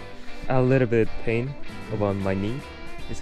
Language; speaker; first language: English; non-native, learner; Korean